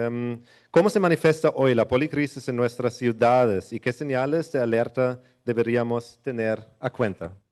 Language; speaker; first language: Spanish; non-native, fluent; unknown